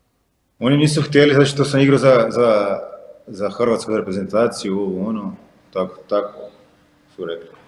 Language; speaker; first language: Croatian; non-native, fluent; Portuguese